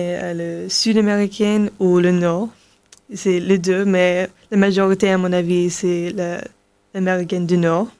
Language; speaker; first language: French; non-native, learner; English